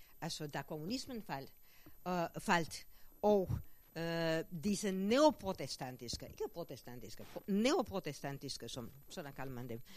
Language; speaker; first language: Danish; non-native, fluent; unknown